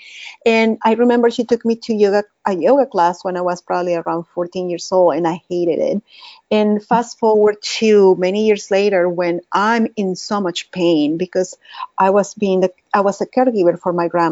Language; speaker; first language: English; non-native, fluent; Spanish